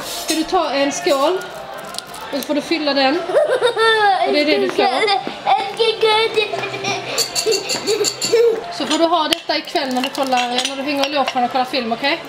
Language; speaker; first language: Swedish; native; Swedish